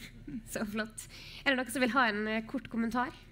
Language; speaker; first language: Norwegian; native; Norwegian